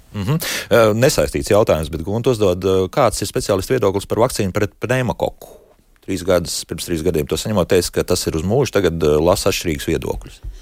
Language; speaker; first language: Latvian; native; Latvian